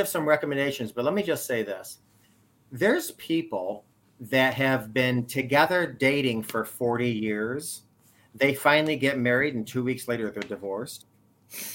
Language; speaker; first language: English; native; English